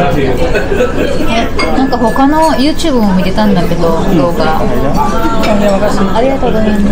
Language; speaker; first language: Japanese; native; Japanese